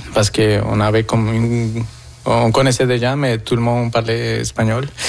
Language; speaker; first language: French; non-native, fluent; Spanish